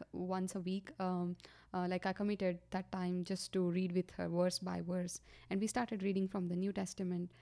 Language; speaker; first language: English; non-native, local second language; Kannada